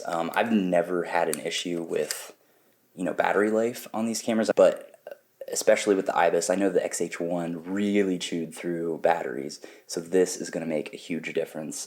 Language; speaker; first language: English; native; English